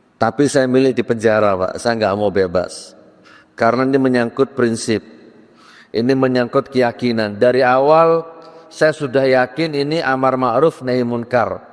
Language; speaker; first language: Indonesian; native; Indonesian